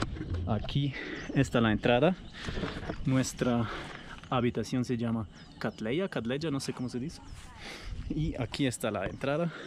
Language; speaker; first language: Spanish; non-native, fluent; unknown